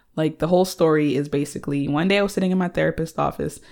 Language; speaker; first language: English; early bilingual, other home language; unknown